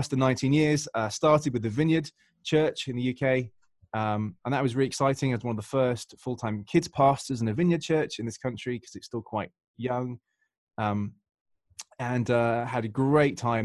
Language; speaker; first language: English; native; English